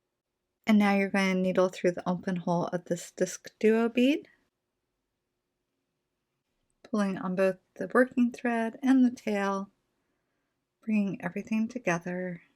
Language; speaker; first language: English; native; English